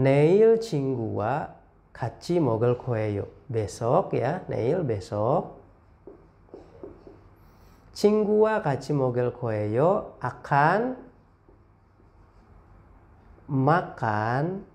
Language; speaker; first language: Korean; non-native, fluent; Indonesian